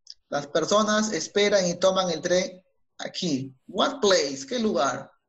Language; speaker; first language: Spanish; native; Spanish